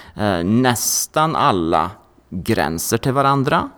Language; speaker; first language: Swedish; non-native, fluent; Norwegian